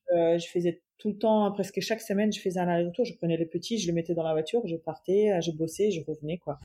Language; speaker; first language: French; non-native, fluent; German